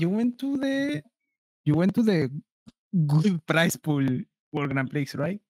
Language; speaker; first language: English; non-native, learner; Spanish